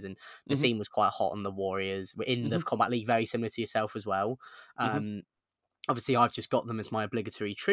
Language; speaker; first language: English; native; English